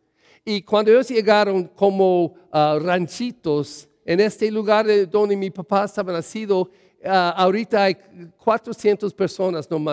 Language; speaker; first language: Spanish; early bilingual, heritage; English